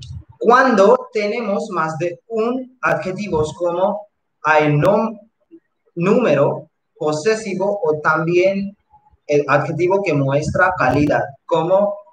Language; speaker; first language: Spanish; non-native, fluent; Hindi